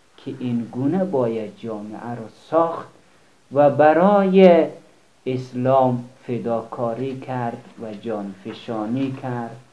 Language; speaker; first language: Persian; native; Persian